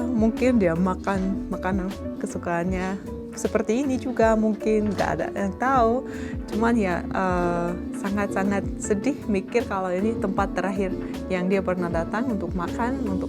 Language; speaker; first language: Indonesian; non-native, fluent; Russian